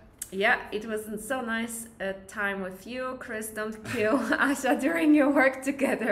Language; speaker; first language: English; non-native, fluent; Polish